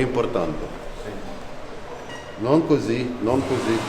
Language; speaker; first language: Italian; non-native, learner; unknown